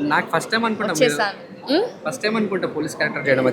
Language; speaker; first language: Telugu; native; Telugu